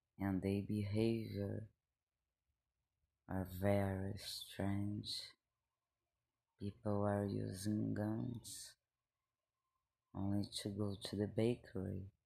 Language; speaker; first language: English; non-native, learner; Spanish